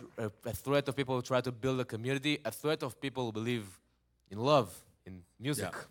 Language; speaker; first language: English; non-native, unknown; Hebrew